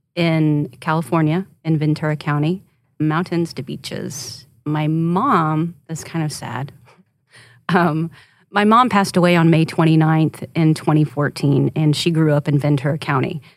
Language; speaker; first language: English; native; English